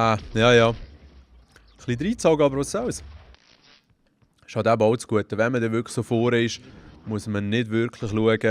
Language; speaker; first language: German; native; German